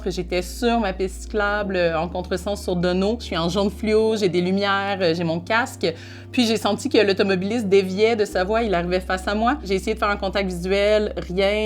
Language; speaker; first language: French; native; French